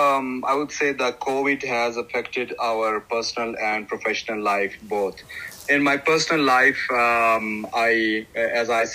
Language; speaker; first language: English; non-native, local second language; Pashto